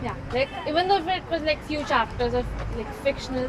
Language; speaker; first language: English; non-native, local second language; Hindi